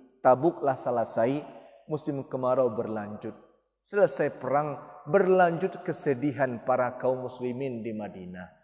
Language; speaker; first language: Malay; non-native, local second language; Minangkabau